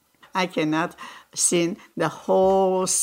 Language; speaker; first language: English; non-native, learner; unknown